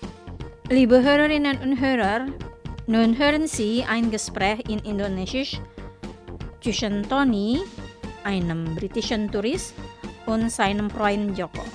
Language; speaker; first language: German; non-native, fluent; Indonesian